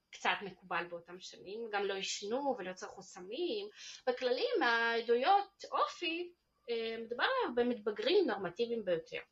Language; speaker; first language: Hebrew; early bilingual, other home language; Russian